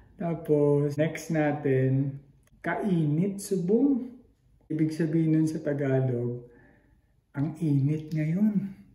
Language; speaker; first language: Filipino; non-native, local second language; Hiligaynon